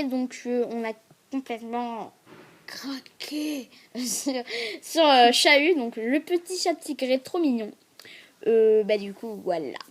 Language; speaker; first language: French; native; French